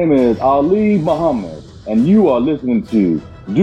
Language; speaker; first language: English; early bilingual, other home language; Arabic